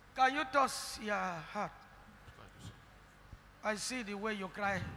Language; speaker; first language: English; non-native, local second language; Ibibio